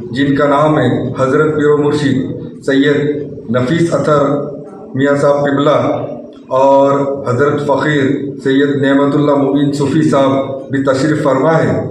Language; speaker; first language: Urdu; native; Urdu